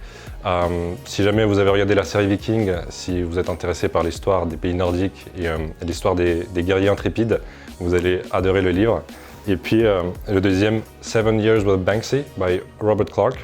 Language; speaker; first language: French; non-native, fluent; Ukrainian